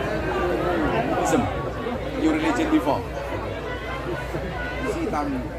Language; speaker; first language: English; non-native, learner; Javanese